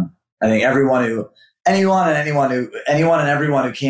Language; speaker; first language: English; native; English